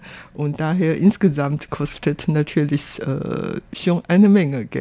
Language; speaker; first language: German; non-native, fluent; Chinese